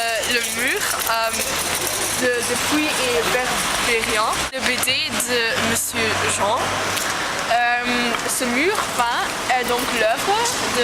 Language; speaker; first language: French; non-native, learner; Dutch